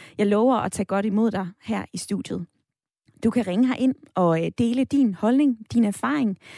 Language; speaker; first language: Danish; native; Danish